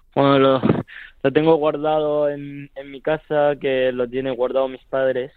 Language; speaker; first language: Spanish; early bilingual, other home language; Korean